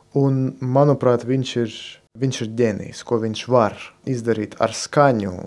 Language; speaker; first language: Latvian; non-native, local second language; Russian